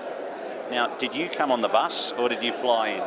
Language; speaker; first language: English; native; English